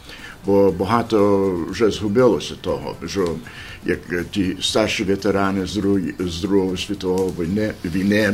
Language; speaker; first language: Ukrainian; early bilingual, heritage; Ukrainian